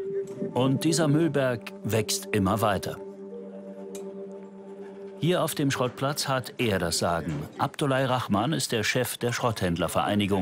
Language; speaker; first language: German; native; German